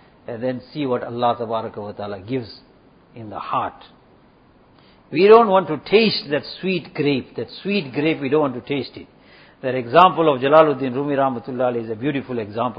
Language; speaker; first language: English; native; English